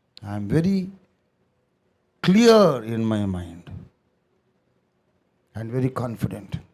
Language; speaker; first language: English; non-native, local second language; Telugu